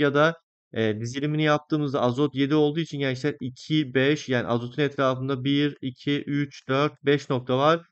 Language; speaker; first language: Turkish; native; Turkish